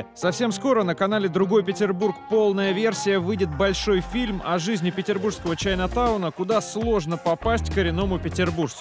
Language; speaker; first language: Russian; native; Russian